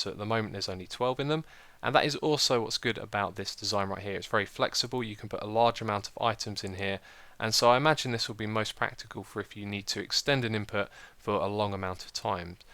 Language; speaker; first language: English; native; English